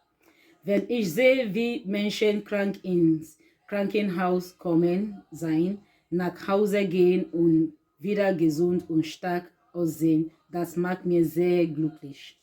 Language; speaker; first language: German; non-native, learner; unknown